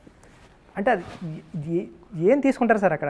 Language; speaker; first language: Telugu; native; Telugu